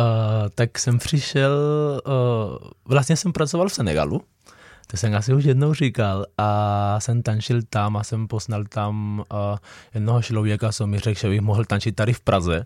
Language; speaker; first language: Czech; non-native, fluent; Spanish